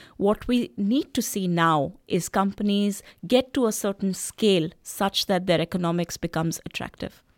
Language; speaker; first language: English; non-native, local second language; Hindi